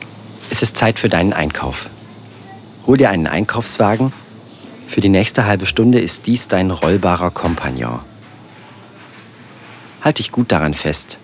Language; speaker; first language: German; native; German